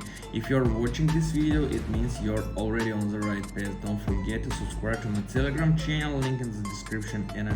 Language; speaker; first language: English; non-native, fluent; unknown